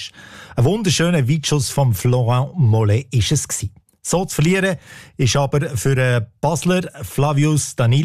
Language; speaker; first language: German; native; German